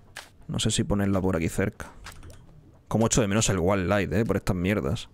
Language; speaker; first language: Spanish; native; Spanish